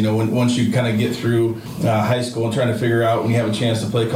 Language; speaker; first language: English; native; English